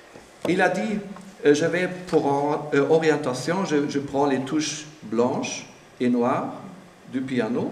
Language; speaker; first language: French; non-native, fluent; German